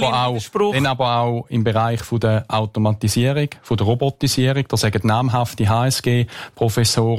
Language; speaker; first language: German; native; German